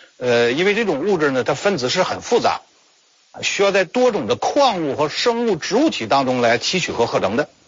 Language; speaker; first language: Chinese; native; Chinese